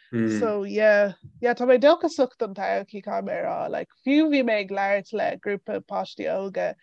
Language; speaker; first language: Irish; non-native, local second language; English